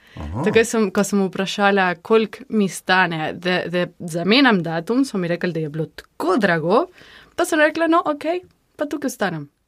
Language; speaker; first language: Slovenian; early bilingual, heritage; Slovenian